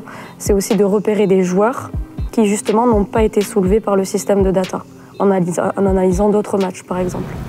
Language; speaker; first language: French; native; French